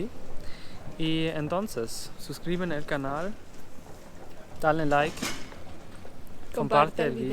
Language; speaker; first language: Spanish; non-native, learner; German